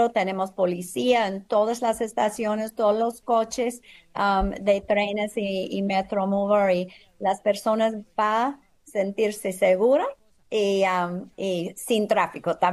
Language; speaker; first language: Spanish; non-native, fluent; English